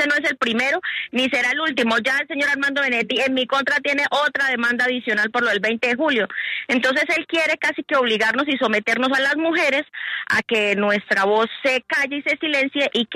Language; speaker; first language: Spanish; native; Spanish